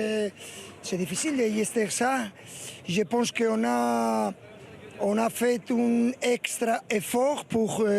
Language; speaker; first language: French; non-native, learner; Spanish